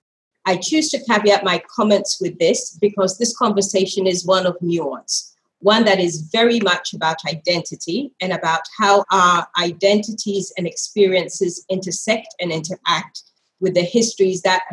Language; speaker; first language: English; non-native, local second language; Ga